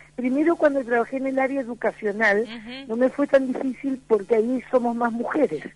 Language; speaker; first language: Spanish; native; Spanish